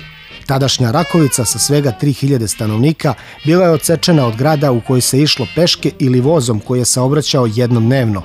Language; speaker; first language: Serbian; native; Serbian